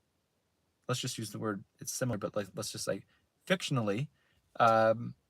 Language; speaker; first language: English; native; English